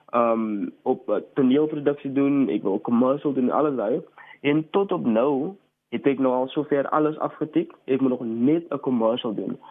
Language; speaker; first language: Afrikaans; native; Afrikaans